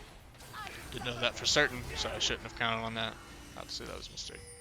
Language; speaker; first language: English; native; English